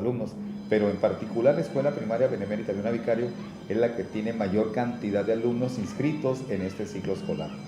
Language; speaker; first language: Spanish; native; Spanish